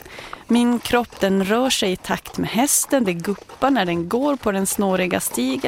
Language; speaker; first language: Swedish; native; Swedish